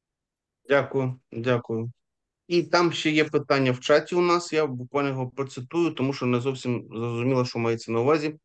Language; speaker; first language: Ukrainian; native; Ukrainian